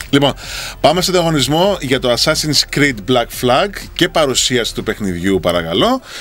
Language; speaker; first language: Greek; native; Greek